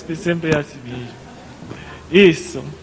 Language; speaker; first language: Portuguese; non-native, fluent; Haitian Creole